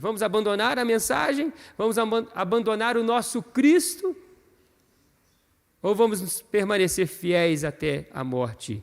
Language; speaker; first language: Portuguese; native; Portuguese